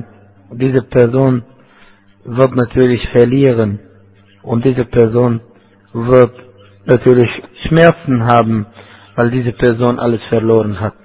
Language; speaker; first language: German; non-native, fluent; Arabic